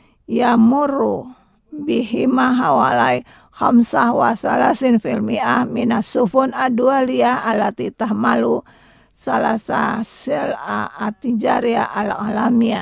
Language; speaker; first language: Arabic; non-native, learner; Indonesian